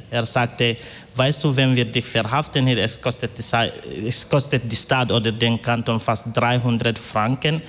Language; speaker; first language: German; non-native, fluent; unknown